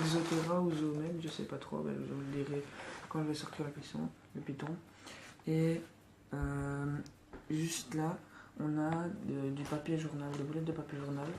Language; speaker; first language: French; native; French